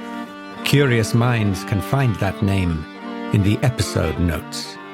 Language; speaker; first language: English; native; English